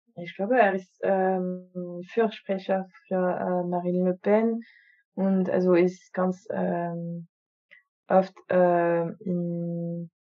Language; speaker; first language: German; non-native, fluent; French